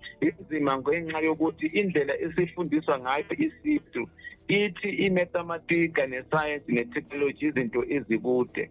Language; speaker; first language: Zulu; native; Zulu